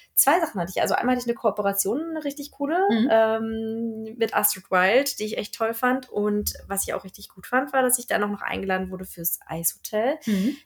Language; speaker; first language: German; native; German